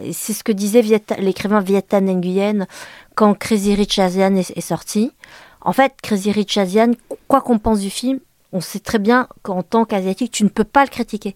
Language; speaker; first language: French; early bilingual, other home language; Vietnamese